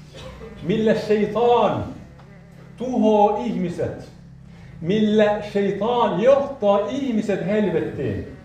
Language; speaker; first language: Finnish; non-native, fluent; Arabic